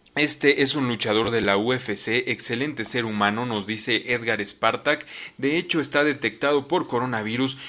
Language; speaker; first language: Spanish; native; Spanish